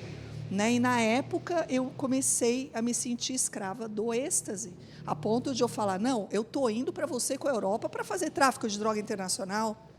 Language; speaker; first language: Portuguese; native; Portuguese